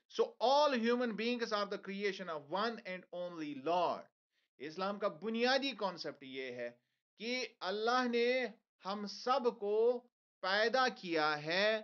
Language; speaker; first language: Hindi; non-native, local second language; Kashmiri